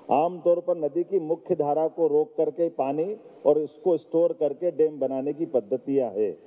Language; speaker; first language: Hindi; native; Hindi